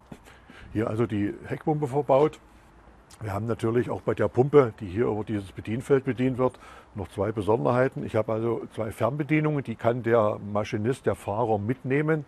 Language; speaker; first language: German; native; German